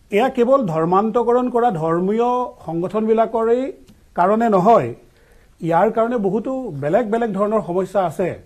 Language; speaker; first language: Assamese; non-native, local second language; Mising